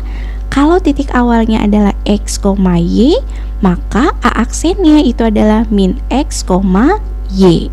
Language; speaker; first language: Indonesian; native; Indonesian